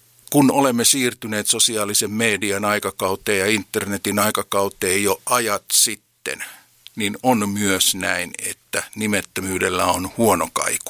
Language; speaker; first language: Finnish; native; Finnish